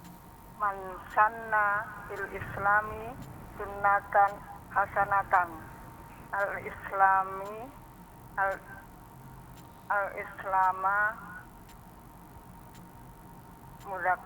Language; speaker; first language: Arabic; non-native, learner; Indonesian